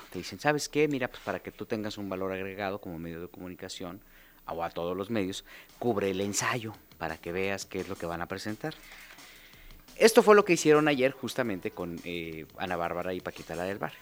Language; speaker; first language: Spanish; native; Spanish